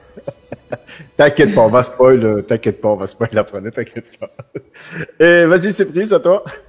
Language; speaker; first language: French; native; French